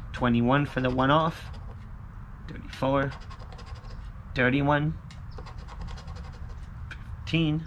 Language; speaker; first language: English; native; English